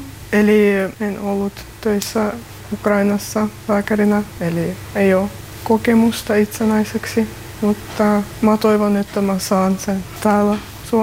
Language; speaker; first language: Finnish; non-native, learner; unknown